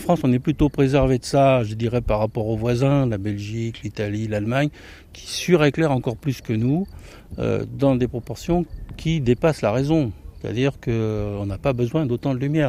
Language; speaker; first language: French; native; French